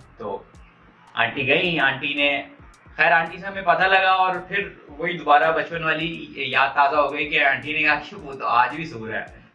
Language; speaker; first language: Urdu; non-native, local second language; Punjabi